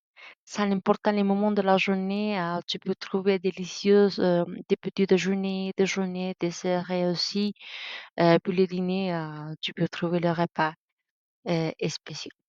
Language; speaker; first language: French; non-native, learner; Spanish